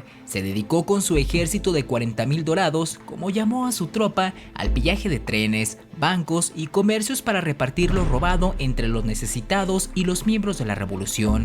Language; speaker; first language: Spanish; native; Spanish